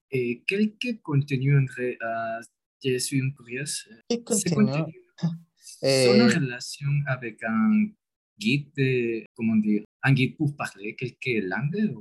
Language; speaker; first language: French; non-native, learner; Spanish